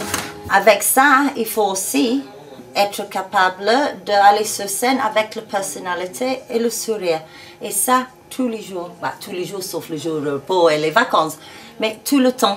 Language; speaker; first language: French; non-native, fluent; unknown